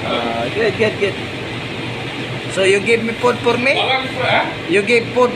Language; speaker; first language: English; non-native, learner; Filipino